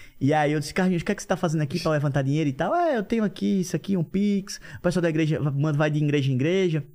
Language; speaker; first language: Portuguese; native; Portuguese